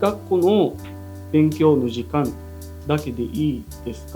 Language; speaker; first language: Japanese; non-native, fluent; Arabic